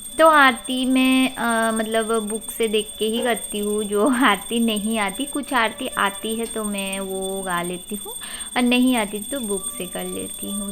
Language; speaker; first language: Hindi; non-native, local second language; Odia